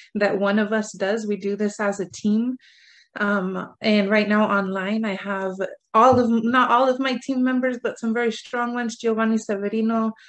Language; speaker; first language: English; native; English